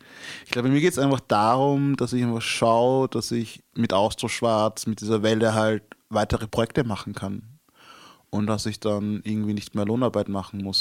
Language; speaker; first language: German; early bilingual, other home language; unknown